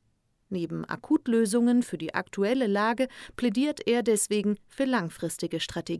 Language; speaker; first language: German; native; German